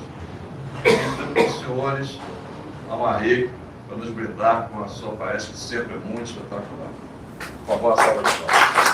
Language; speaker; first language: Portuguese; native; Portuguese